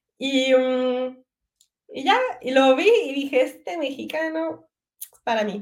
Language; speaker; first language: Spanish; non-native, fluent; French